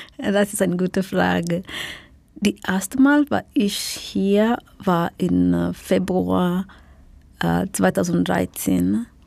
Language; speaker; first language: German; non-native, learner; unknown